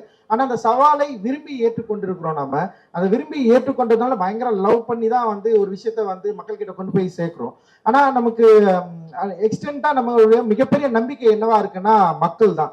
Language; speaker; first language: Tamil; native; Tamil